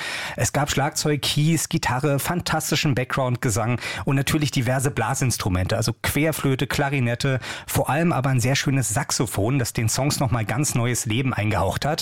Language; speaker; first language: German; native; German